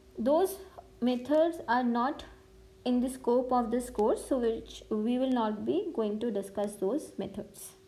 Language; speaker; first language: English; non-native, local second language; Hindi